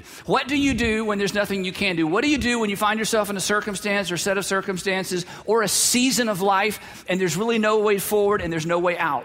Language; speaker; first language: English; native; English